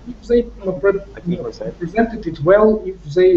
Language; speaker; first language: English; non-native, fluent; Ukrainian